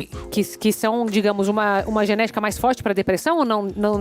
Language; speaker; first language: Portuguese; native; Portuguese